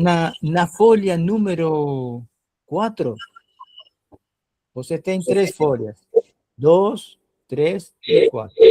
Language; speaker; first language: Portuguese; non-native, learner; Spanish